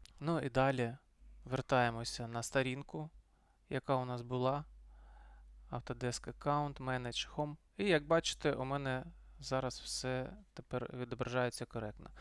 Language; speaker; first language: Ukrainian; non-native, local second language; Russian